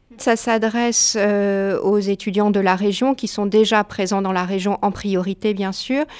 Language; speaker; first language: French; native; French